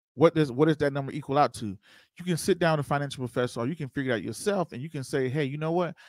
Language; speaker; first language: English; native; English